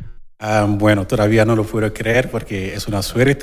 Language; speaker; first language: Spanish; non-native, learner; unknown